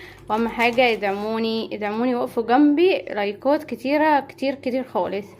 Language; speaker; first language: Arabic; native; Arabic